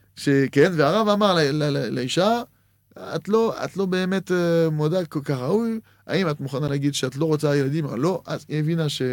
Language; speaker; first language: Hebrew; non-native, fluent; French